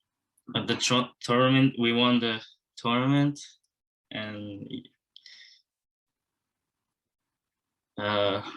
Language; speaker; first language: English; non-native, learner; Japanese